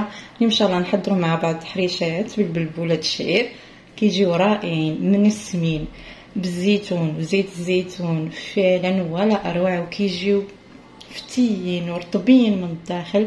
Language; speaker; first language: Arabic; native; Arabic